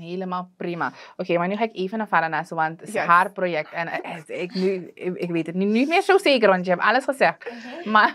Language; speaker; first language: Dutch; native; Dutch